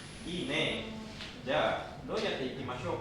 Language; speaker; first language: Japanese; non-native, learner; Indonesian